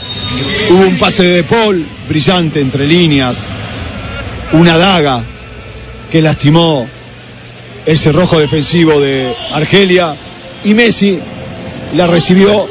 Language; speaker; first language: Spanish; native; Spanish